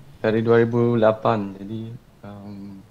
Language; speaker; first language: Indonesian; early bilingual, heritage; Indonesian